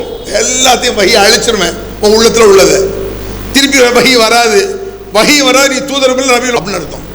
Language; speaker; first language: Tamil; native; Tamil